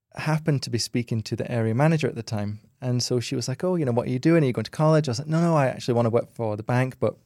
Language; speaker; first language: English; native; English